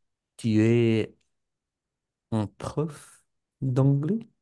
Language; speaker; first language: French; non-native, learner; Spanish